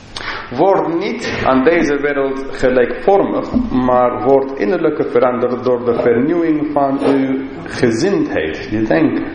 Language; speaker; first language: Dutch; non-native, fluent; English